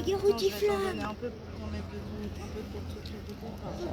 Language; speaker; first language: French; native; French